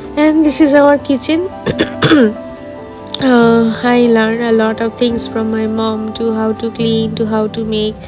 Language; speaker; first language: English; non-native, local second language; Bangla